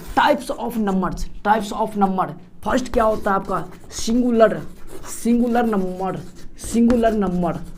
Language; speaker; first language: Hindi; native; Hindi